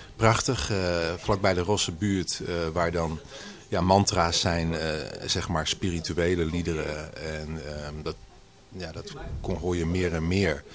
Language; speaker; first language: Dutch; native; Dutch